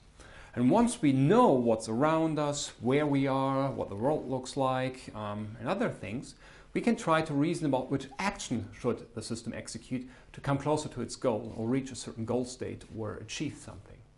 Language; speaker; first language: English; non-native, fluent; German